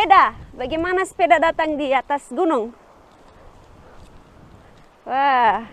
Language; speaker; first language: Indonesian; non-native, learner; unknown